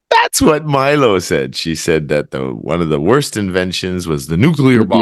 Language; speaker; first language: English; native; English